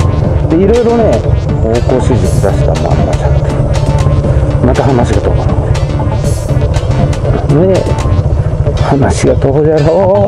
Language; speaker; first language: Japanese; native; Japanese